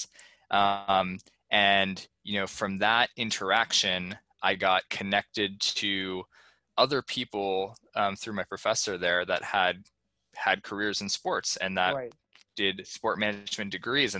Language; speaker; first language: English; native; English